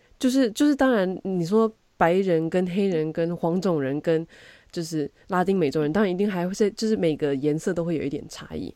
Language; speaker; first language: Chinese; native; Chinese